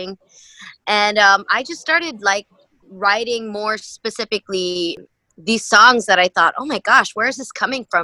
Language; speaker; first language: English; native; English